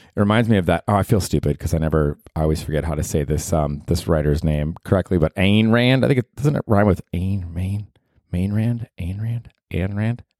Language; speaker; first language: English; native; English